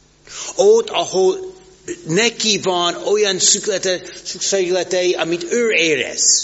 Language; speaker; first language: Hungarian; non-native, fluent; English